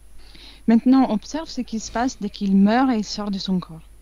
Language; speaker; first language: French; non-native, fluent; Italian